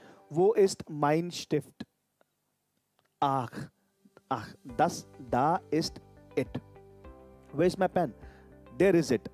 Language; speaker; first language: German; non-native, fluent; Hindi